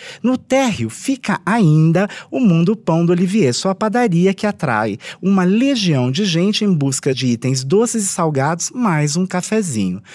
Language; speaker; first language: Portuguese; native; Portuguese